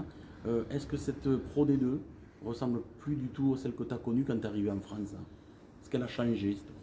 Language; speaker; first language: French; native; French